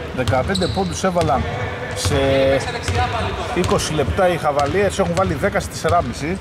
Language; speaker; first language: Greek; native; Greek